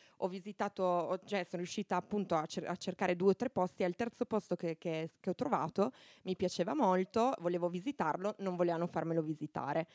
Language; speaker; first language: Italian; native; Italian